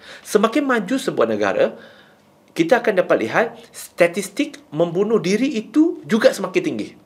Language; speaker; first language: Malay; non-native, local second language; Chinese